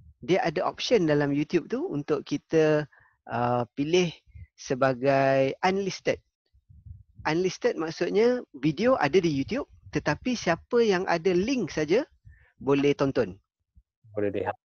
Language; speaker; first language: Malay; native; Malay